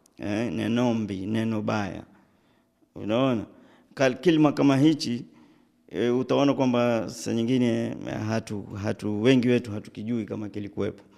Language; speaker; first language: Swahili; native; Swahili